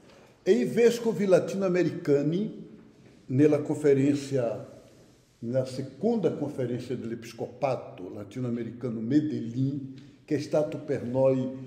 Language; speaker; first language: Italian; non-native, fluent; Portuguese